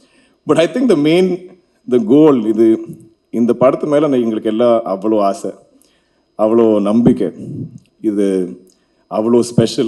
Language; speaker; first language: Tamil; non-native, local second language; Malayalam